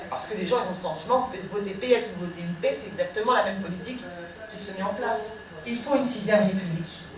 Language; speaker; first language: French; native; French